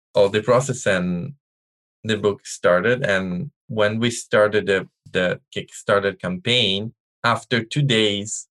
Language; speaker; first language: English; non-native, learner; Italian